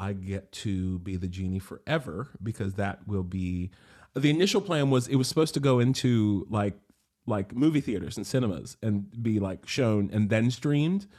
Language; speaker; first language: English; native; English